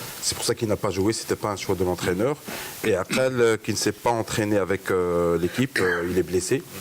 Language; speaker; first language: French; non-native, local second language; Arabic